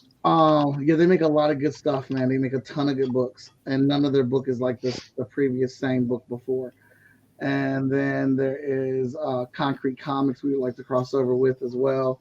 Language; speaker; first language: English; native; English